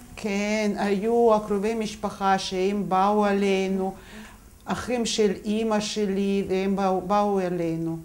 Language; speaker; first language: Hebrew; non-native, fluent; Russian